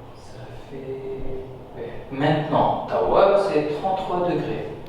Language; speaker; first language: French; non-native, local second language; Arabic